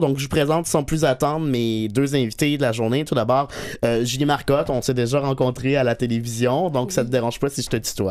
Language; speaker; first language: French; native; French